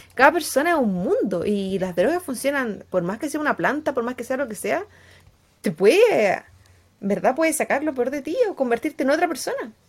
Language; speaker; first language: Spanish; native; Spanish